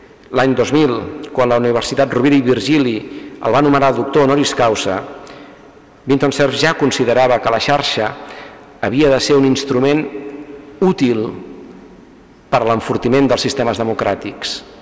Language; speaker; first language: Catalan; native; Catalan